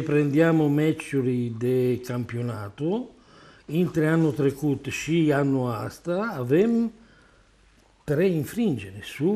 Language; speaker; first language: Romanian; non-native, learner; Italian